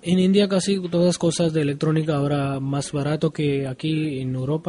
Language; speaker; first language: Spanish; non-native, learner; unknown